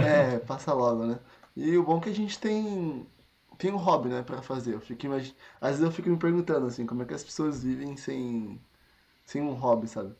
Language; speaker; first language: Portuguese; native; Portuguese